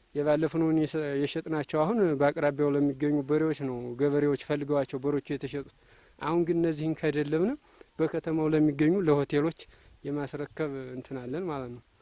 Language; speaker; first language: Amharic; native; Amharic